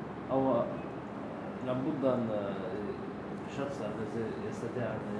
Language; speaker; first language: Arabic; non-native, learner; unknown